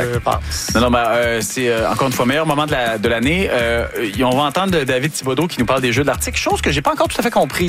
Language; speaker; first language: French; native; French